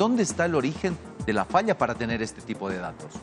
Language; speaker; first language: Spanish; native; Spanish